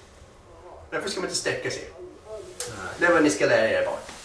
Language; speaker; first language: Swedish; native; Swedish